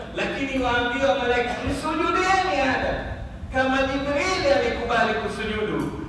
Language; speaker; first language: Swahili; native; Swahili